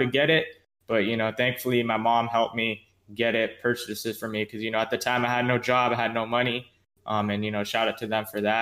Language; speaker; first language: English; native; English